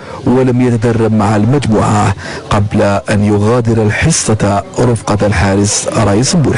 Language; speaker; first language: Arabic; native; Arabic